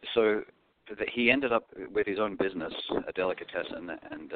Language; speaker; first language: English; non-native, local second language; Greek